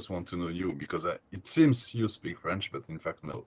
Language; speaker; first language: English; non-native, fluent; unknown